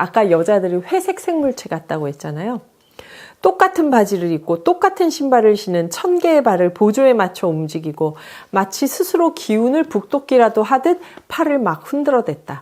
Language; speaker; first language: Korean; native; Korean